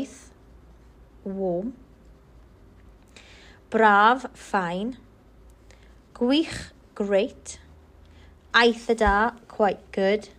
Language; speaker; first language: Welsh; non-native, local second language; English